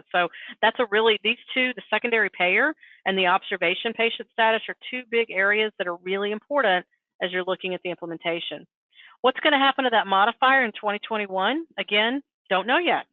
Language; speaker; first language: English; native; English